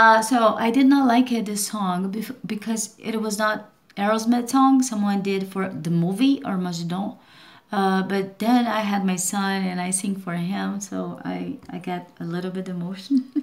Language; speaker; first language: English; non-native, learner; Portuguese